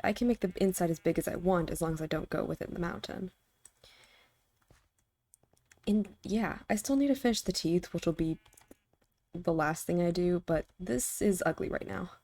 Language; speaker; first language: English; native; English